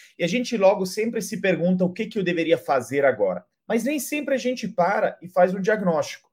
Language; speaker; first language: Portuguese; non-native, fluent; Italian